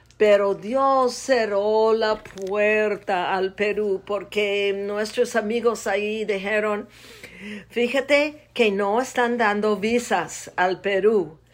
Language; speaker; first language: Spanish; non-native, fluent; English